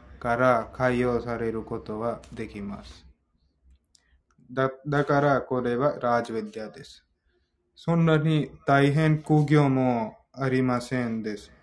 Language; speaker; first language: Japanese; non-native, fluent; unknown